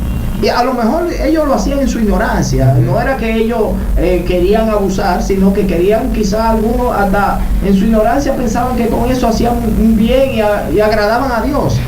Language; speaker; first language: Spanish; native; Spanish